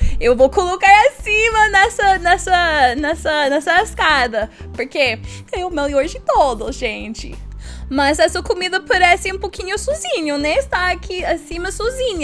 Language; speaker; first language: Portuguese; non-native, learner; English